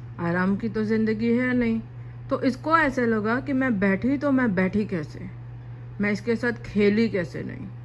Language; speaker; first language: Hindi; non-native, local second language; Bangla